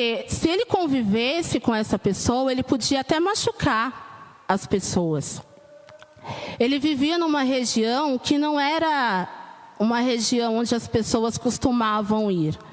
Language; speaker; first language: Portuguese; native; Portuguese